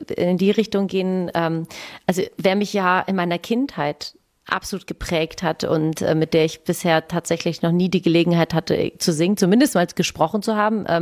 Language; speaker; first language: German; native; German